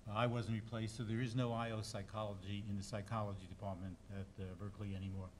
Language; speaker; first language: English; native; English